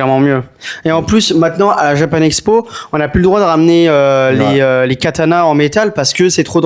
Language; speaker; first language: French; native; French